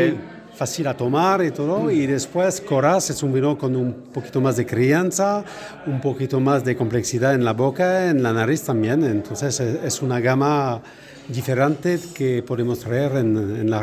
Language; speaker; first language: Spanish; non-native, fluent; French